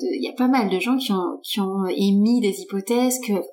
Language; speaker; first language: French; native; French